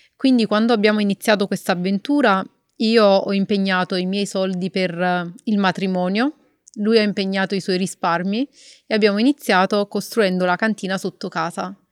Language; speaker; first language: Italian; native; Italian